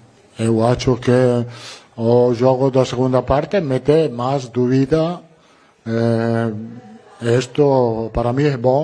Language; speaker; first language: Portuguese; non-native, learner; Italian